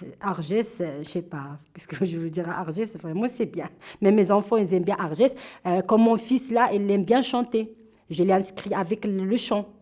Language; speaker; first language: French; non-native, local second language; Arabic